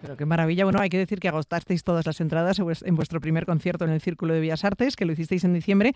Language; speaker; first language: Spanish; native; Spanish